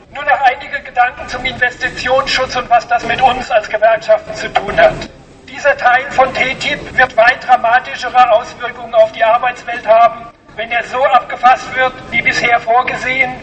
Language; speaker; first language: German; native; German